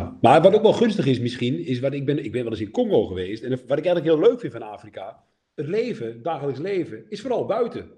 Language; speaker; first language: Dutch; native; Dutch